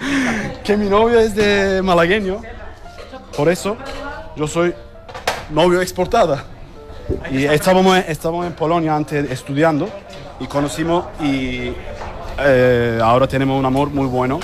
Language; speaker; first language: Spanish; non-native, learner; Turkish